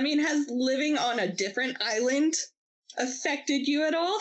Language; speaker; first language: English; native; English